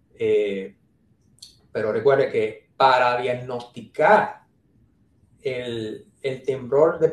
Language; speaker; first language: Spanish; native; Spanish